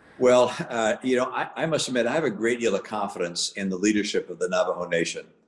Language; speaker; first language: English; native; English